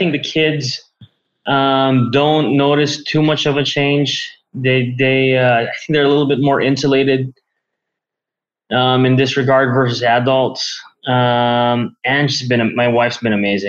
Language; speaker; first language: English; non-native, local second language; Filipino